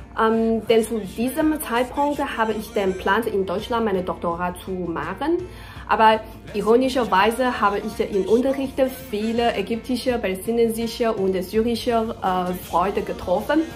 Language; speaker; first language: German; non-native, learner; Chinese